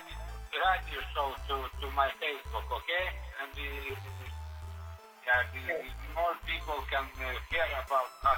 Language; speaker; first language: English; non-native, learner; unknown